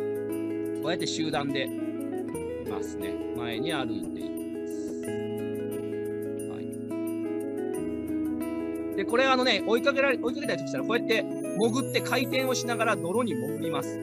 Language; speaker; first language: Japanese; native; Japanese